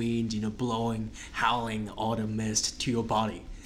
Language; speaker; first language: English; non-native, local second language; Cantonese